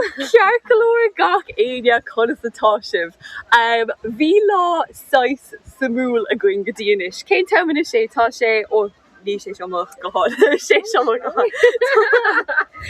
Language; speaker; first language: Irish; non-native, local second language; English